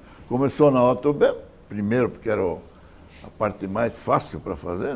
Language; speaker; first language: Portuguese; native; Portuguese